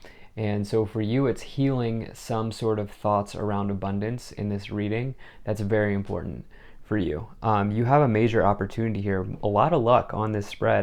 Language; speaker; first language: English; native; English